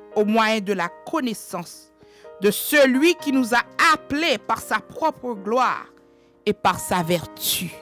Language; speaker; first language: French; native; French